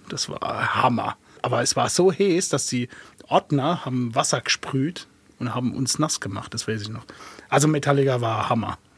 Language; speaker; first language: German; early bilingual, other home language; Arabic